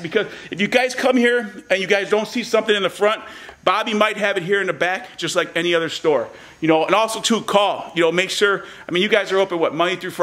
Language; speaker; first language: English; native; English